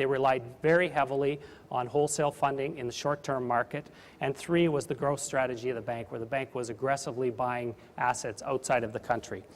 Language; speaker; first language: English; native; English